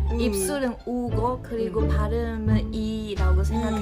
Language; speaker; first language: Korean; non-native, fluent; Chinese